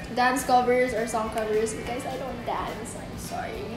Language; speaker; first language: English; non-native, local second language; Filipino